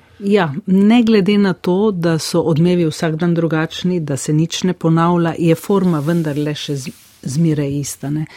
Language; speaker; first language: Slovenian; native; Slovenian